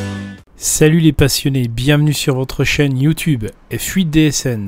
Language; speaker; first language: French; native; French